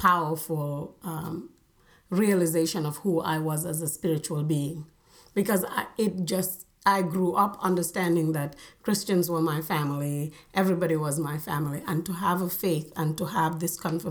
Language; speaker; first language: English; non-native, local second language; Wolof